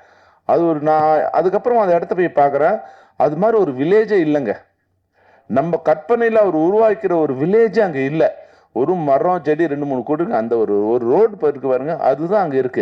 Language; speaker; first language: Tamil; native; Tamil